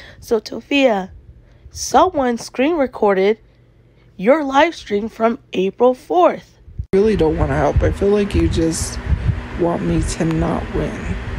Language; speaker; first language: English; native; English